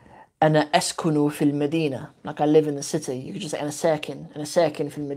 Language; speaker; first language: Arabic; non-native, fluent; English